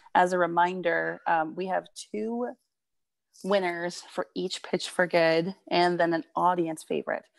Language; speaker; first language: English; native; English